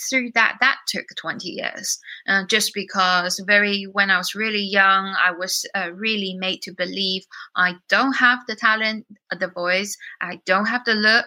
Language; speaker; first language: English; non-native, fluent; Chinese